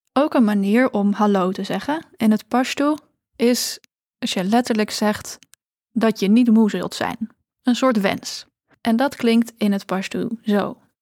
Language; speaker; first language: Dutch; native; Dutch